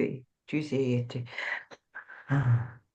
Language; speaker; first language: French; non-native, learner; English